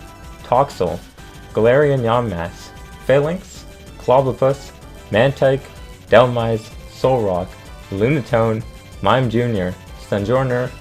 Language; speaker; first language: English; native; English